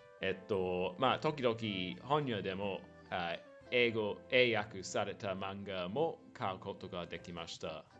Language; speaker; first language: Japanese; non-native, learner; English